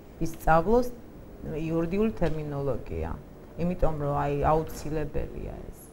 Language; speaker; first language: Georgian; non-native, local second language; Azerbaijani